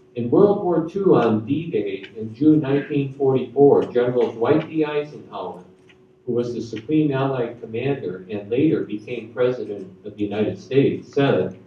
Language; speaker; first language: English; native; English